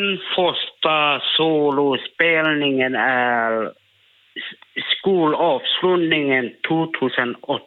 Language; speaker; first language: Swedish; non-native, learner; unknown